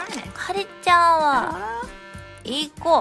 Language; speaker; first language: Japanese; native; Japanese